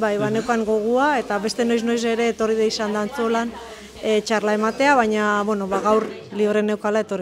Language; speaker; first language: Basque; native; Basque